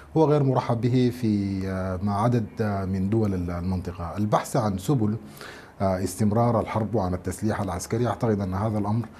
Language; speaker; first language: Arabic; native; Arabic